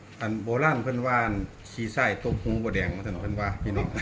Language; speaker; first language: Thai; non-native, local second language; Lao